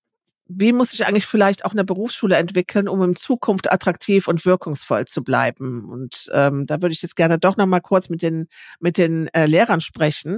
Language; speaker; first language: German; native; German